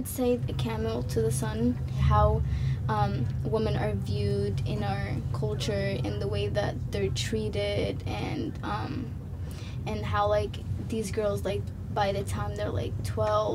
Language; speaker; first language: English; non-native, local second language; Somali